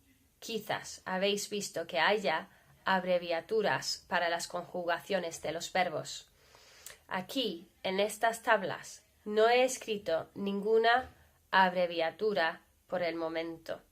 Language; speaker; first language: Spanish; non-native, fluent; English